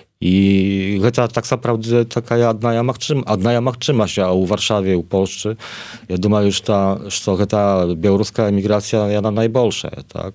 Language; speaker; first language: Polish; non-native, learner; Belarusian